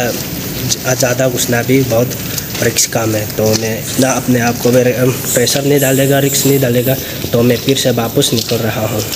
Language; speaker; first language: Hindi; non-native, local second language; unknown